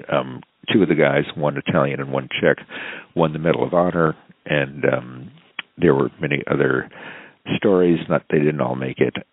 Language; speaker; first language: English; native; English